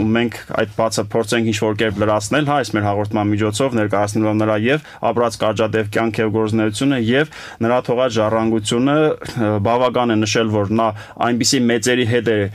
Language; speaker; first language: Armenian; native; Armenian